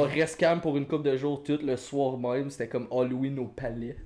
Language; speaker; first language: French; native; French